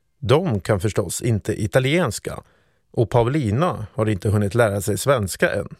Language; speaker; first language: Swedish; native; Swedish